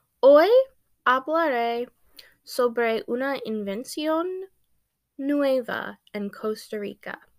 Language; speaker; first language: Spanish; non-native, learner; English